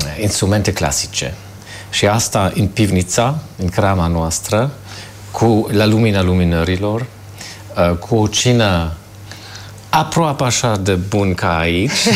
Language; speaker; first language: Romanian; non-native, fluent; German